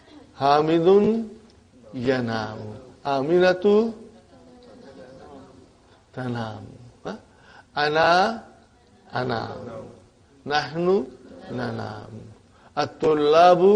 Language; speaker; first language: Arabic; non-native, fluent; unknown